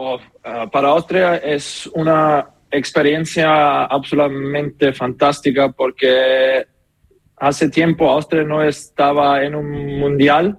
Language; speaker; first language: Spanish; non-native, learner; German